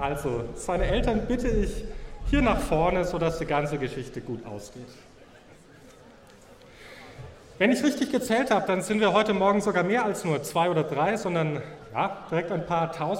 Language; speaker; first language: German; native; German